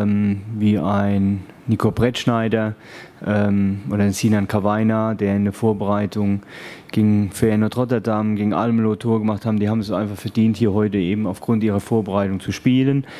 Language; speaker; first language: German; native; German